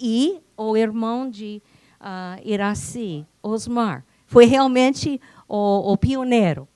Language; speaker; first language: Portuguese; non-native, fluent; English